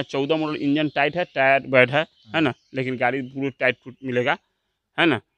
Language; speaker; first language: Hindi; native; Hindi